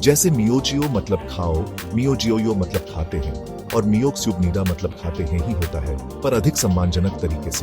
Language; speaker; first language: Hindi; native; Hindi